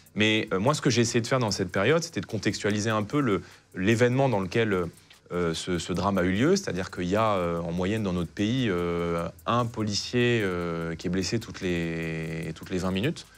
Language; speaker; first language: French; native; French